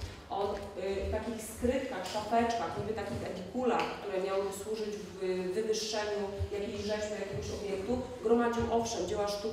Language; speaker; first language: Polish; native; Polish